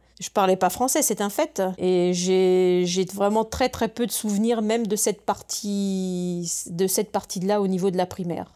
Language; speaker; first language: French; early bilingual, other home language; Portuguese